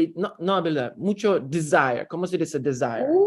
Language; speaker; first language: Spanish; non-native, learner; Russian